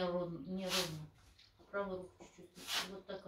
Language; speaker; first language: Russian; non-native, learner; Azerbaijani